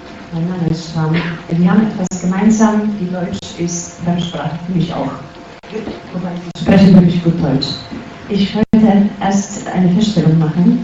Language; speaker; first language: German; non-native, fluent; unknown